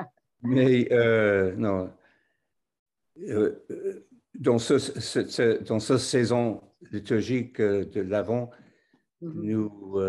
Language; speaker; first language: French; non-native, fluent; English